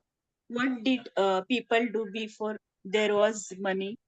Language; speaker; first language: English; non-native, learner; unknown